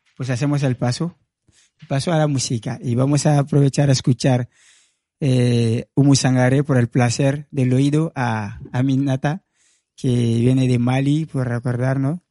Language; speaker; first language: Spanish; non-native, fluent; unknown